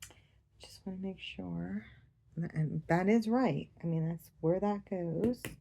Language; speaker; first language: English; native; English